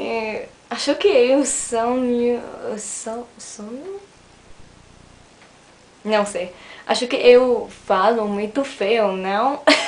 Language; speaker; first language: Portuguese; non-native, learner; English